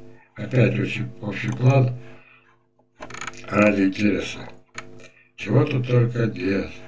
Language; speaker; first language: Russian; native; Russian